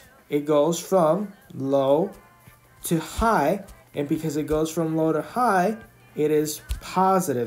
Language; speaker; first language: English; native; English